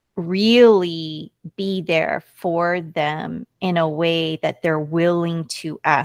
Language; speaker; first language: English; early bilingual, other home language; Korean